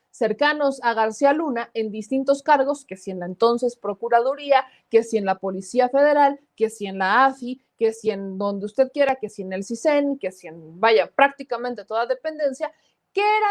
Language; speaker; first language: Spanish; native; Spanish